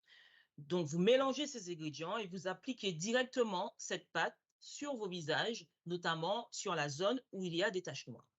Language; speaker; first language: French; native; French